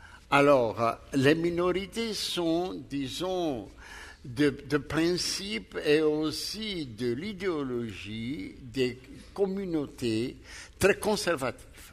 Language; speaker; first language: French; non-native, fluent; Greek